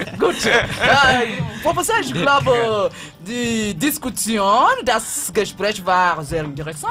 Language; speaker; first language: German; non-native, fluent; French